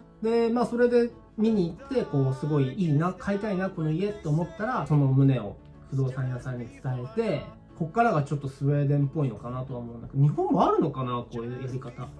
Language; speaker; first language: Japanese; native; Japanese